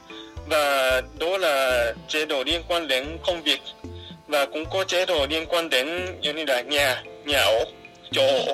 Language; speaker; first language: Vietnamese; non-native, fluent; Japanese